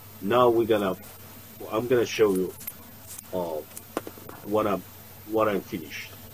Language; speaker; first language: English; non-native, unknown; Arabic